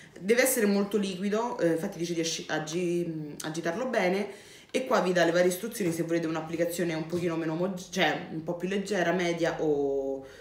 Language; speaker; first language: Italian; native; Italian